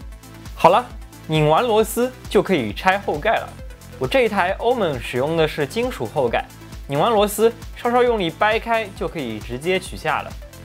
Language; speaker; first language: Chinese; native; Chinese